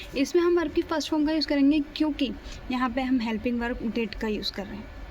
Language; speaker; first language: Hindi; native; Hindi